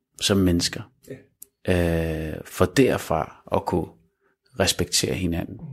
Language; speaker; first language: Danish; early bilingual, other home language; Arabic